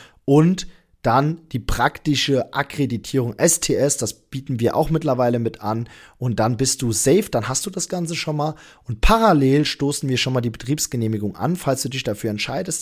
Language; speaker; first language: German; native; German